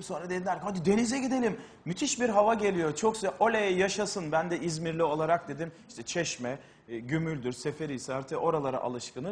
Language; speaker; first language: Turkish; native; Turkish